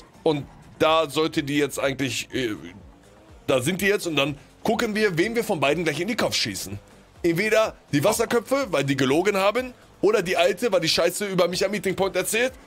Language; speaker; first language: German; native; German